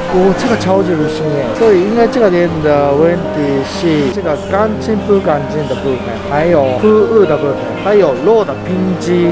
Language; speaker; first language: Chinese; non-native, fluent; Japanese